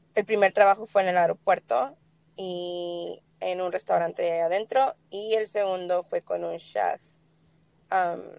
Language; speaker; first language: Spanish; early bilingual, heritage; Spanish